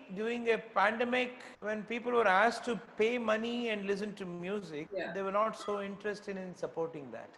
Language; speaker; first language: English; non-native, local second language; Tamil